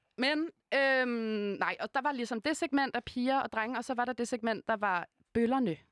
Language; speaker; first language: Danish; native; Danish